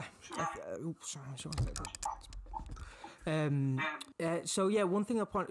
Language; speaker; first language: English; native; English